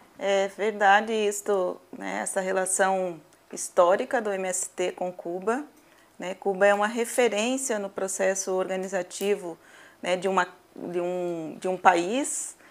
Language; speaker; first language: Portuguese; native; Portuguese